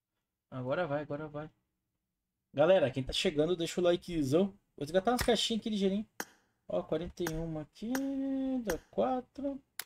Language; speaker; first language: Portuguese; native; Portuguese